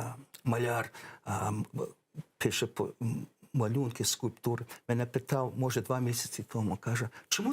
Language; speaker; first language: Ukrainian; early bilingual, heritage; English